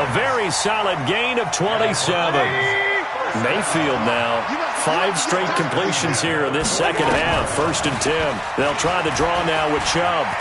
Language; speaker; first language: English; native; English